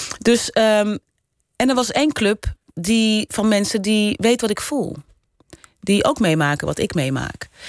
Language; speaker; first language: Dutch; native; Dutch